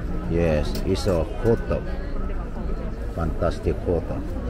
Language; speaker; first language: English; non-native, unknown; Korean